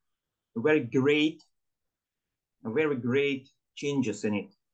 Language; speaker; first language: English; non-native, learner; Ukrainian